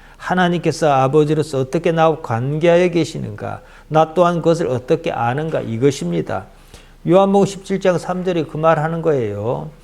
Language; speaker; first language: Korean; native; Korean